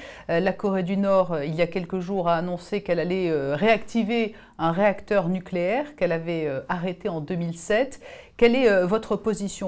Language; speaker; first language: French; native; French